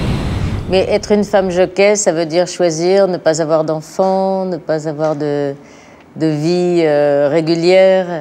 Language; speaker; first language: French; native; French